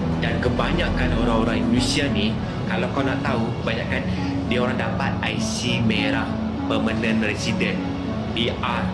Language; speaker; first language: Malay; native; Malay